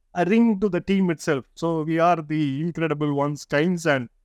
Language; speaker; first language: English; non-native, local second language; Tamil